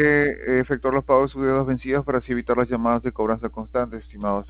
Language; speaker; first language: Spanish; native; Spanish